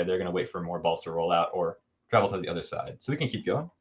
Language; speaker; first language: English; native; English